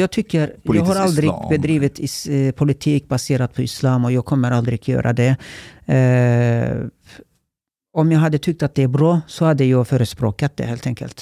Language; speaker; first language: Swedish; early bilingual, other home language; Turkish